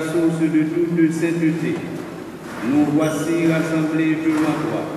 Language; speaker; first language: French; non-native, local second language; Haitian Creole